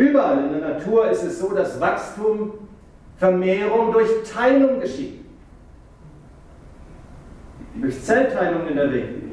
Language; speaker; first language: German; native; German